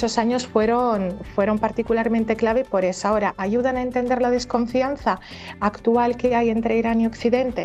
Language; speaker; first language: Spanish; native; Spanish